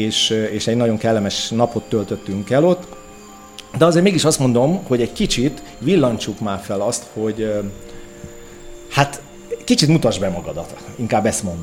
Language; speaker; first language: Hungarian; native; Hungarian